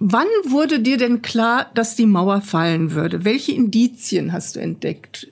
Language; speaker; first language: German; native; German